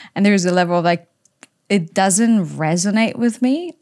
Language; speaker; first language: English; non-native, fluent; Polish